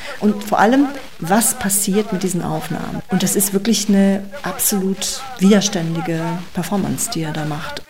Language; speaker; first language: German; native; German